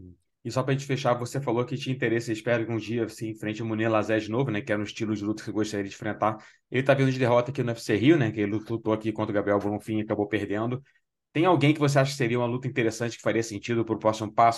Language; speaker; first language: Portuguese; native; Portuguese